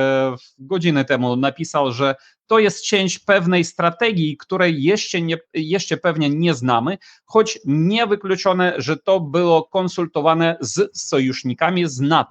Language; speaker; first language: Polish; non-native, fluent; Ukrainian